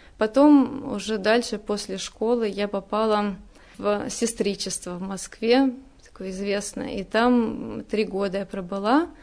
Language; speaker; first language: Russian; native; Russian